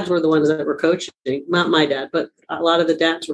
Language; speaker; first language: English; native; English